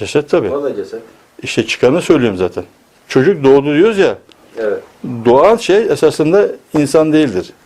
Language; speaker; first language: Turkish; native; Turkish